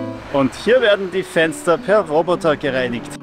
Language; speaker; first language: German; native; German